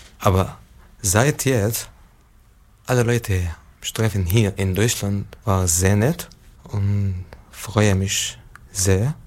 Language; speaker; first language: German; non-native, learner; Arabic